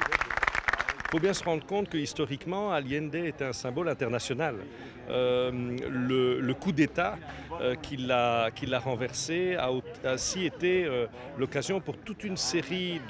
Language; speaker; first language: French; native; French